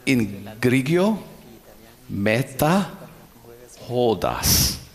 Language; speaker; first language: Spanish; non-native, learner; English